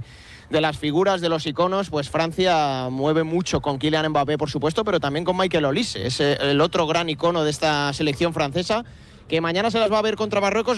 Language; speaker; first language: Spanish; native; Spanish